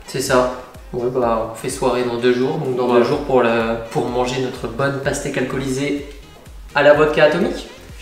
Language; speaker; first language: French; native; French